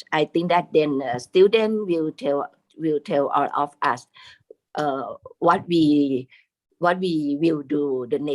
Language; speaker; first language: English; non-native, fluent; Thai